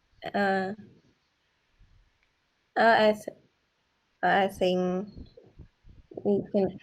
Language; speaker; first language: English; non-native, learner; Vietnamese